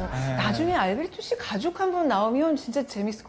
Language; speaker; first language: Korean; native; Korean